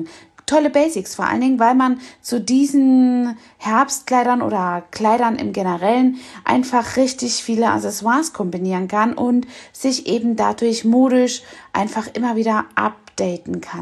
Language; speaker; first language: German; native; German